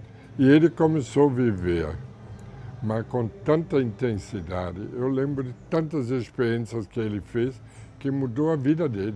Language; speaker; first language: Portuguese; non-native, fluent; German